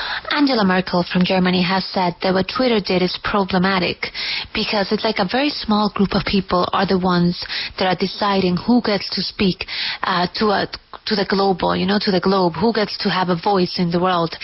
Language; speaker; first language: English; non-native, fluent; Spanish